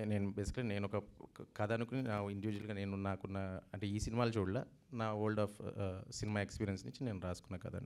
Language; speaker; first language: Telugu; native; Telugu